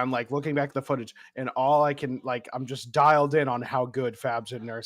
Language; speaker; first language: English; native; English